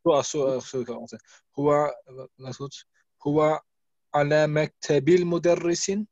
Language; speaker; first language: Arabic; non-native, learner; German